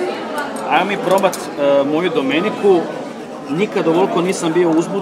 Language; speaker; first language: Croatian; native; Croatian